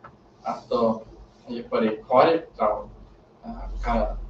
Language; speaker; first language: Japanese; non-native, learner; English